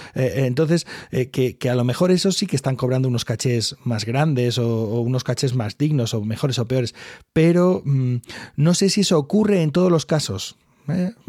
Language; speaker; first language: Spanish; native; Spanish